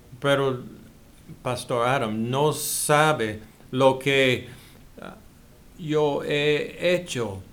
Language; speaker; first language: Spanish; non-native, learner; English